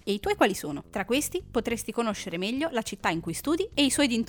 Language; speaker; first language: Italian; native; Italian